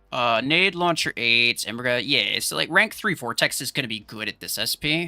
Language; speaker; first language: English; native; English